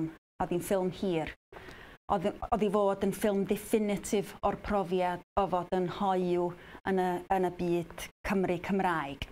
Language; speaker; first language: Welsh; native; Welsh